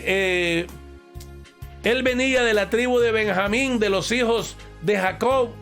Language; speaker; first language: Spanish; native; Spanish